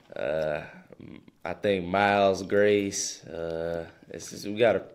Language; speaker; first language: English; native; English